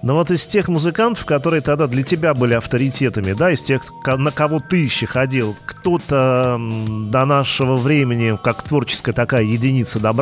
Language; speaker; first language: Russian; native; Russian